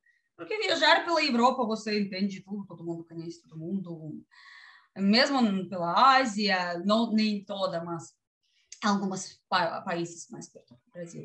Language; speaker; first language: Portuguese; non-native, learner; Russian